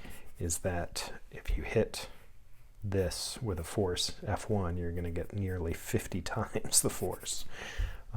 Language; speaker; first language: English; native; English